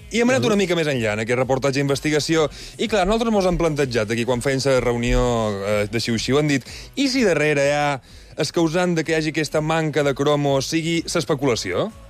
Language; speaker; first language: Catalan; native; Catalan